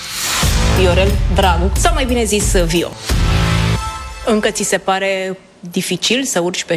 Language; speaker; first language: Romanian; native; Romanian